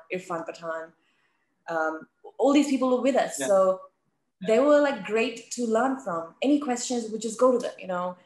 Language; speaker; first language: English; native; English